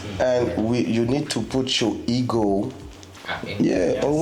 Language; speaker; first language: English; non-native, fluent; French